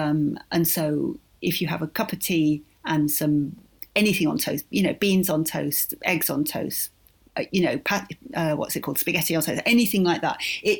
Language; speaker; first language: English; native; English